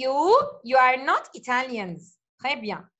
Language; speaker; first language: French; non-native, fluent; Arabic